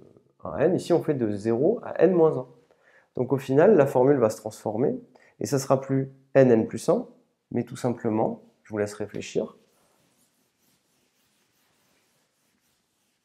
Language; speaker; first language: French; native; French